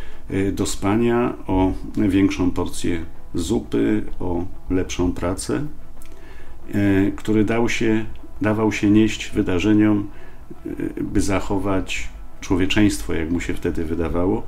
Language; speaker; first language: Polish; native; Polish